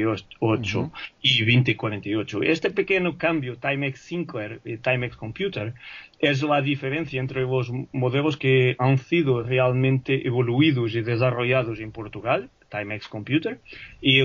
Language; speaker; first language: Spanish; non-native, fluent; Portuguese